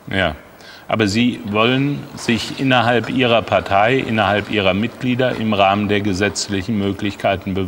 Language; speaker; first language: German; native; German